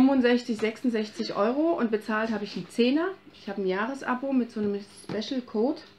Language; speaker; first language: German; native; German